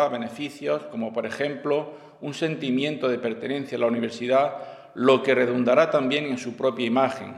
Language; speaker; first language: Spanish; native; Spanish